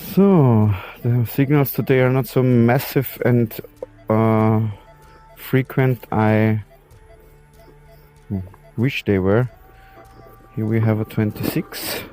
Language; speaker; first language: English; non-native, learner; German